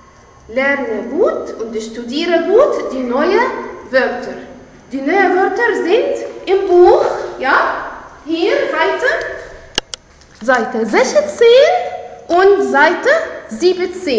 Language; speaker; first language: German; non-native, fluent; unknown